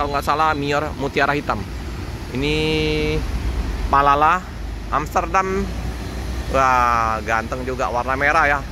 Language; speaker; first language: Indonesian; native; Indonesian